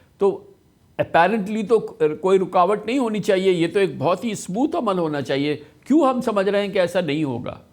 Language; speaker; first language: Urdu; native; Urdu